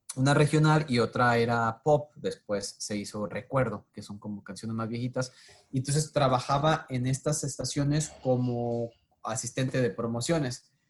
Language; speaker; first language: Spanish; native; Spanish